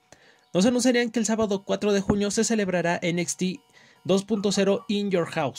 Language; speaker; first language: Spanish; native; Spanish